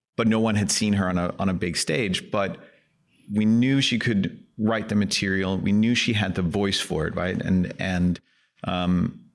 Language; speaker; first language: English; non-native, fluent; Danish